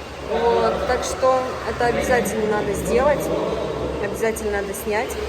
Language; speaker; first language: Russian; native; Russian